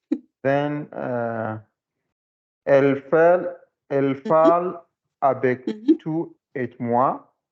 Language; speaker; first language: French; non-native, learner; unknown